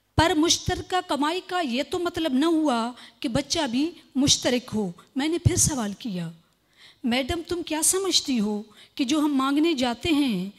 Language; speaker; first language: Urdu; non-native, local second language; Sindhi